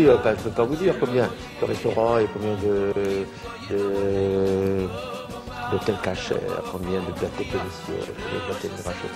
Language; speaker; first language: French; native; French